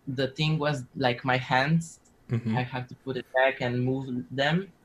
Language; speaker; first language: English; non-native, learner; Slovenian